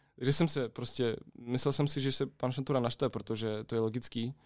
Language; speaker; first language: Czech; non-native, fluent; Ukrainian